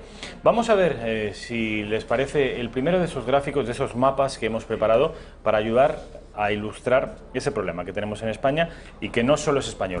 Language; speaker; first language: Spanish; native; Spanish